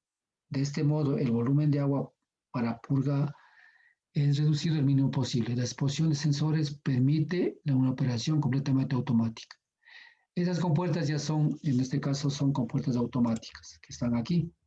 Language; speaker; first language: Spanish; native; Spanish